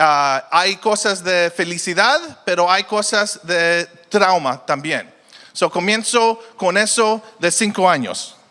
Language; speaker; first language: Spanish; early bilingual, heritage; Spanish